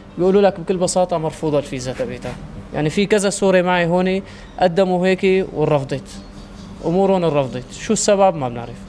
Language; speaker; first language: Arabic; native; Arabic